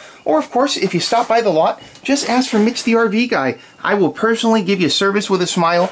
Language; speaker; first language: English; native; English